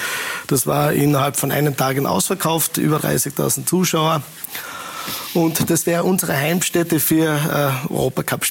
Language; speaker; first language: German; native; German